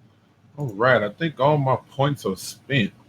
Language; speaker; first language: English; native; English